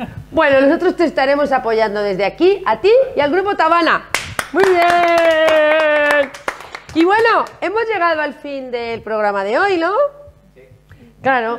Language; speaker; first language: Spanish; native; Spanish